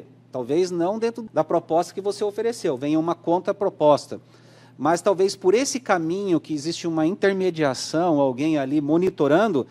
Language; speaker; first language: Portuguese; native; Portuguese